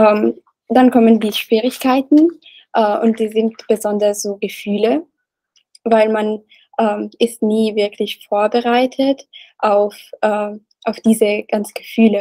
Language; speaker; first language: German; non-native, learner; Italian